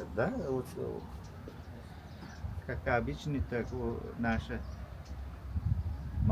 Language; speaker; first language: Russian; non-native, learner; Uzbek